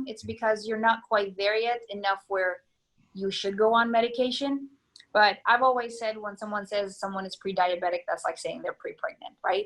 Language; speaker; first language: English; non-native, fluent; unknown